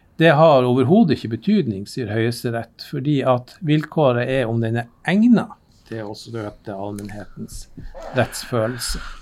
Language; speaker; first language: Norwegian; native; Norwegian